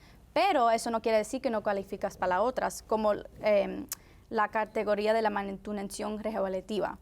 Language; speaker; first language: Spanish; early bilingual, heritage; Spanish